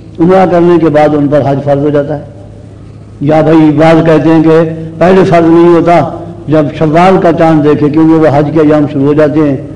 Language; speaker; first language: Urdu; native; Urdu